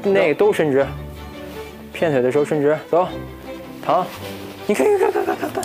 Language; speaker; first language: Chinese; native; Chinese